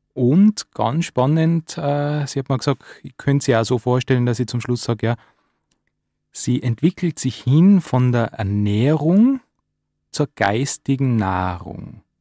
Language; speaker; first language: German; native; German